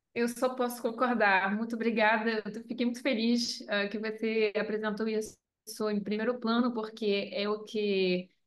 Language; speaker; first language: Portuguese; non-native, fluent; French